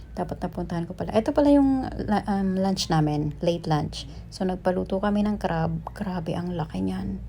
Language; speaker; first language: Filipino; non-native, local second language; Bikol